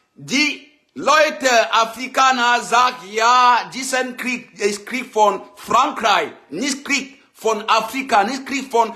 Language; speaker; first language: German; non-native, learner; French